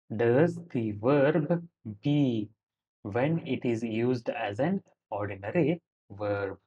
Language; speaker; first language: English; non-native, local second language; Kannada